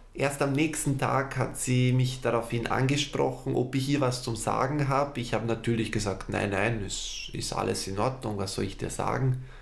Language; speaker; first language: German; native; German